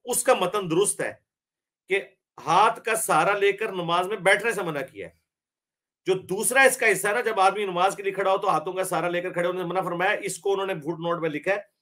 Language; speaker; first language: Urdu; non-native, local second language; Punjabi